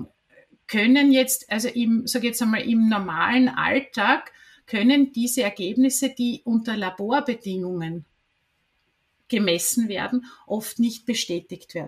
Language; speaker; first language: German; native; German